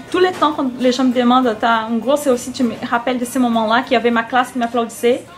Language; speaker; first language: French; non-native, fluent; Portuguese